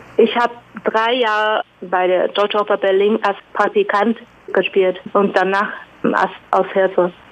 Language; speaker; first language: German; non-native, fluent; Chinese